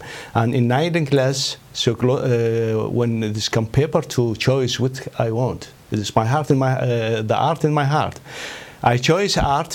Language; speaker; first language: English; non-native, learner; Arabic